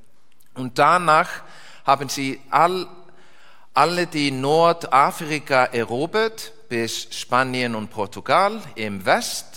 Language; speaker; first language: German; non-native, learner; English